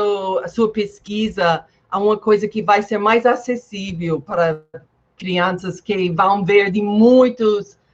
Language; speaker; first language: Portuguese; non-native, fluent; English